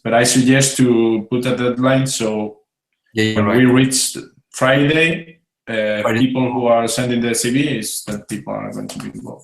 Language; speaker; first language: English; non-native, fluent; Spanish